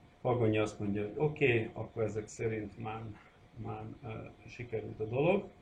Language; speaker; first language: Hungarian; non-native, local second language; Croatian